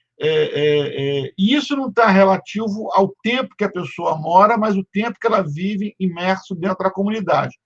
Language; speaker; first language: Portuguese; native; Portuguese